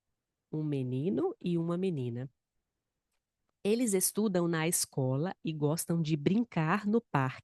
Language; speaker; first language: Portuguese; non-native, fluent; Spanish